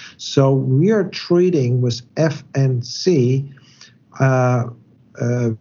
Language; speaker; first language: English; non-native, fluent; German